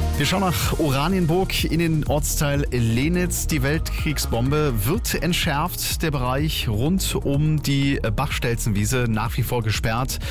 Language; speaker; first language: German; native; German